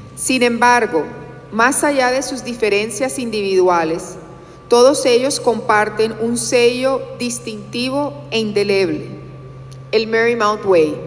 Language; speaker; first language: Spanish; native; Spanish